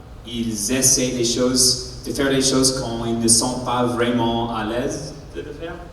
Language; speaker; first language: French; non-native, learner; English